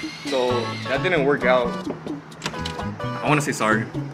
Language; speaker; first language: English; early bilingual, other home language; Spanish